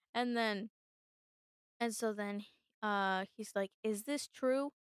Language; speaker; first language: English; native; English